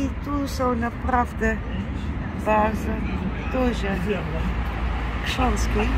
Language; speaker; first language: Polish; non-native, learner; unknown